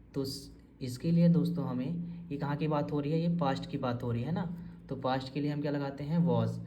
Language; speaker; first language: Hindi; native; Hindi